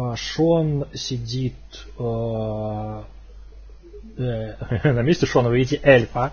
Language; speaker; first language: Russian; native; Russian